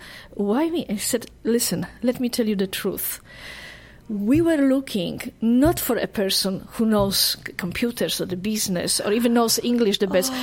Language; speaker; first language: English; non-native, fluent; Polish